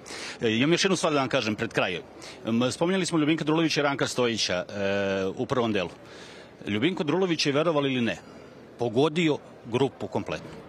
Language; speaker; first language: Serbian; native; Serbian